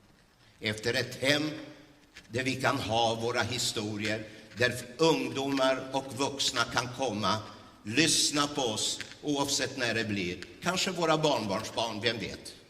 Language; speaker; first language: Swedish; early bilingual, other home language; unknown